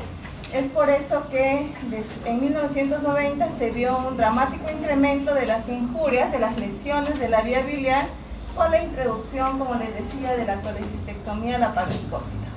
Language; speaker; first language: Spanish; native; Spanish